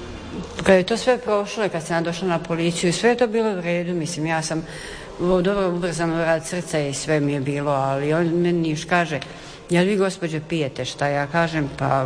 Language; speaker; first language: Serbian; native; Serbian